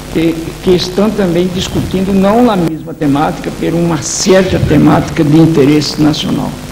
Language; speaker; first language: Spanish; non-native, fluent; Portuguese